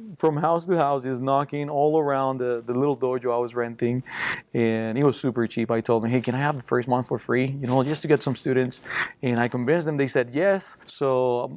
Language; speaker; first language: English; non-native, fluent; Spanish